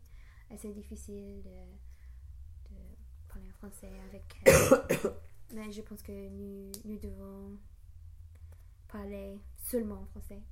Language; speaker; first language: French; non-native, learner; English